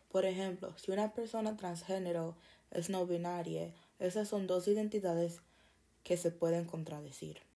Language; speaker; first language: Spanish; early bilingual, heritage; Spanish